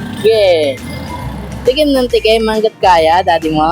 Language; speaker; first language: Filipino; native; Filipino